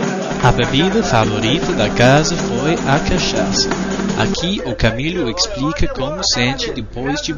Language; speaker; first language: Portuguese; non-native, fluent; English